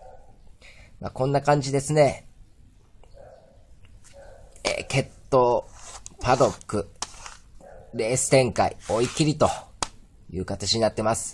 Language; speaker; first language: Japanese; native; Japanese